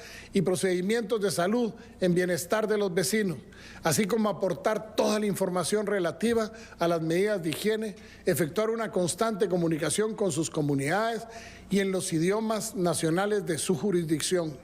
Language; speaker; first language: Spanish; native; Spanish